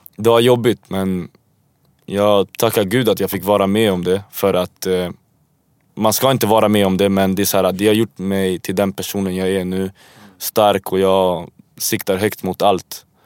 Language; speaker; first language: Swedish; early bilingual, other home language; Spanish